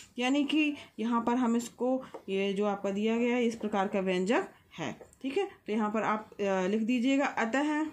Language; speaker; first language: Hindi; native; Hindi